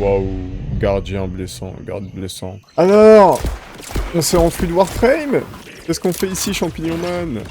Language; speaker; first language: French; native; French